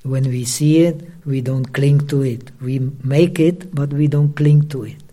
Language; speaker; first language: English; non-native, fluent; Czech